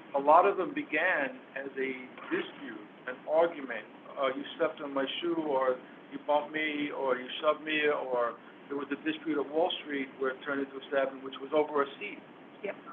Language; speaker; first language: English; native; English